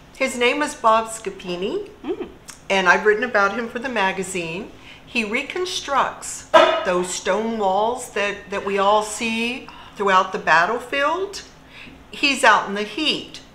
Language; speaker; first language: English; native; English